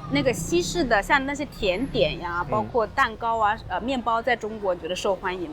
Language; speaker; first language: Chinese; native; Chinese